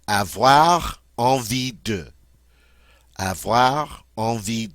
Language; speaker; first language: French; non-native, fluent; English